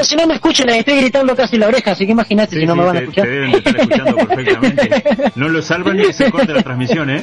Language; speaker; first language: Spanish; native; Spanish